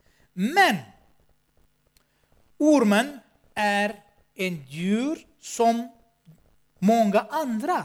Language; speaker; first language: Swedish; non-native, fluent; Armenian